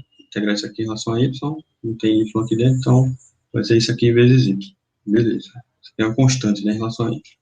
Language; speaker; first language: Portuguese; native; Portuguese